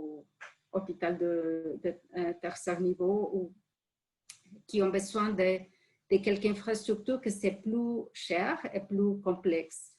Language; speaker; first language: French; non-native, fluent; Spanish